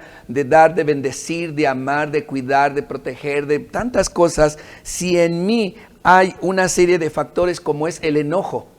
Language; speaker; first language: Spanish; native; Spanish